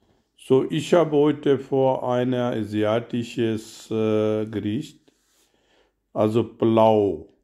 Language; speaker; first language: German; non-native, learner; Urdu